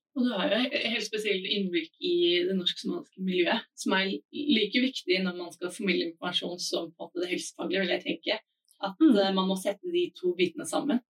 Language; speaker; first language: Norwegian; non-native, fluent; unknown